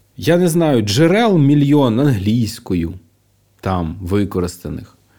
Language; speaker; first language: Ukrainian; non-native, local second language; Russian